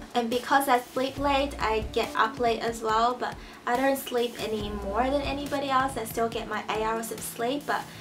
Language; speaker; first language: English; early bilingual, other home language; Chinese